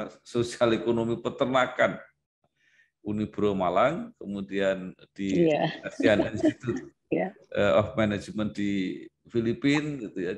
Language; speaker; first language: Indonesian; native; Indonesian